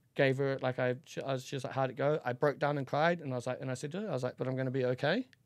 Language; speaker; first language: English; native; English